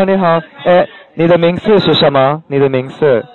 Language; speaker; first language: Chinese; non-native, learner; English